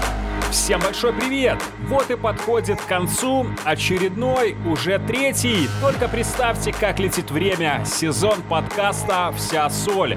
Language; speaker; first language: Russian; native; Russian